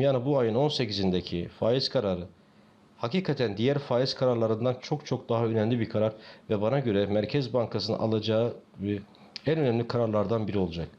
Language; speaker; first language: Turkish; native; Turkish